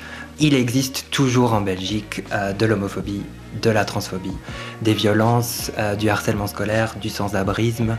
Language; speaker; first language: French; native; French